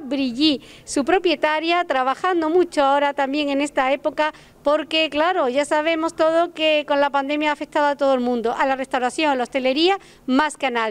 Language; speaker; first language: Spanish; native; Spanish